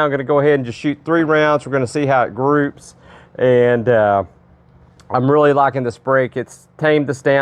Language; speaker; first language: English; native; English